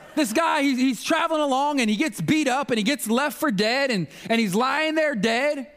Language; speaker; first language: English; native; English